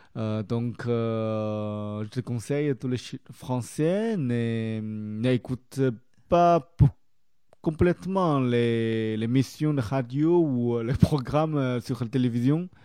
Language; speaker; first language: French; non-native, learner; Chinese